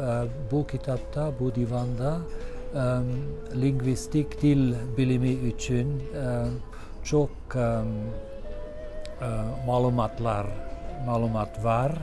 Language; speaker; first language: Turkish; non-native, fluent; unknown